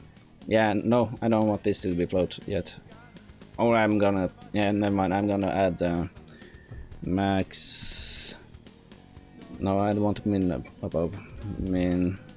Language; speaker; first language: English; non-native, fluent; Norwegian